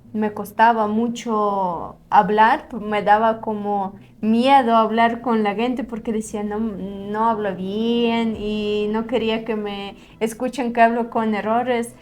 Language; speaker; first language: Spanish; non-native, fluent; Ukrainian